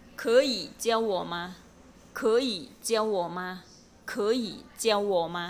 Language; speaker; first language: Chinese; non-native, fluent; Thai